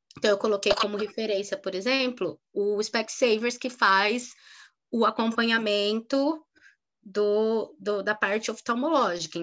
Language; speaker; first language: Portuguese; native; Portuguese